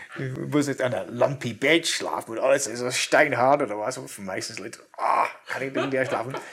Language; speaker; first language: German; non-native, learner; English